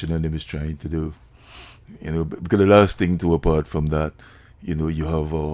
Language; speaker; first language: English; native; English